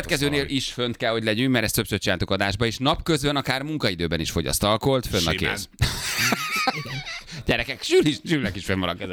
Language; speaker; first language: Hungarian; native; Hungarian